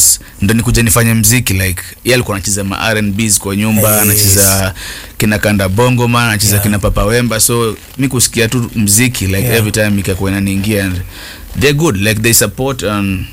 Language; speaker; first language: English; non-native, local second language; Swahili